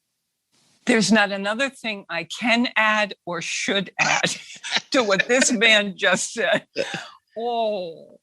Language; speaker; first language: English; native; English